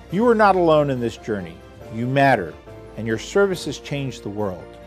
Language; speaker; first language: English; native; English